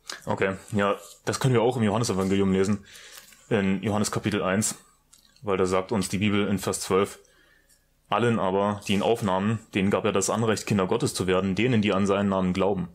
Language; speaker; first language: German; native; German